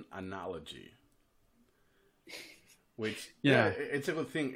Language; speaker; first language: English; non-native, fluent; Spanish